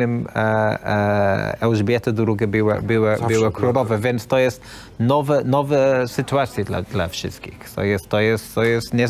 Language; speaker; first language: Polish; non-native, learner; English